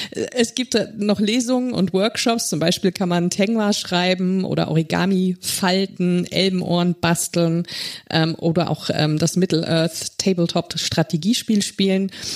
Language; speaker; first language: German; native; German